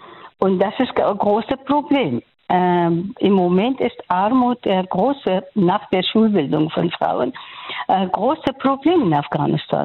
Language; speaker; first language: German; non-native, learner; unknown